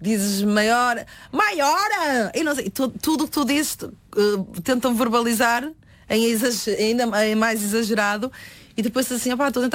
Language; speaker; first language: Portuguese; native; Portuguese